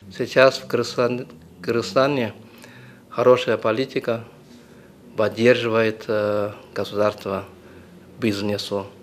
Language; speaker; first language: Russian; non-native, fluent; Chinese